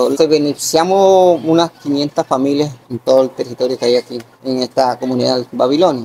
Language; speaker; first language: Spanish; native; Spanish